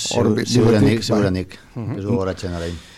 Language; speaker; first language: Basque; non-native, local second language; Spanish